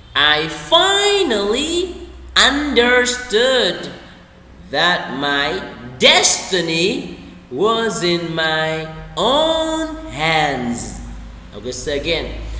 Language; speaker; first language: English; non-native, fluent; Vietnamese